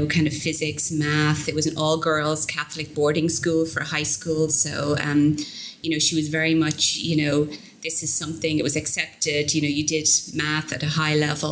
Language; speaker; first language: English; native; English